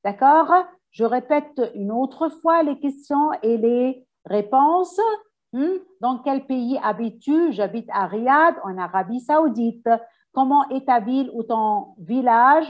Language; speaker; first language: French; non-native, fluent; Arabic